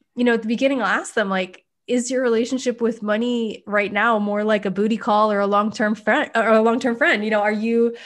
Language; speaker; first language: English; native; English